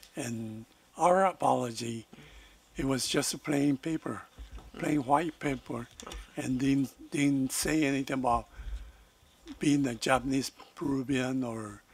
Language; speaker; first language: English; non-native, fluent; Spanish